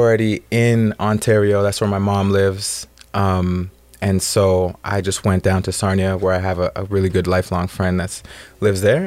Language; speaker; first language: English; native; English